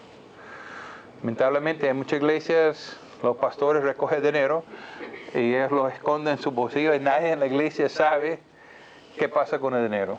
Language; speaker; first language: Spanish; non-native, fluent; English